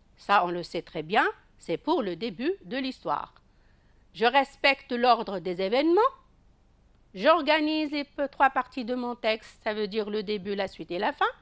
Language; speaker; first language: French; non-native, local second language; Arabic